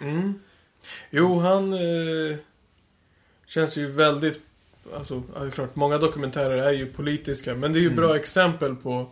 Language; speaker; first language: Swedish; native; Swedish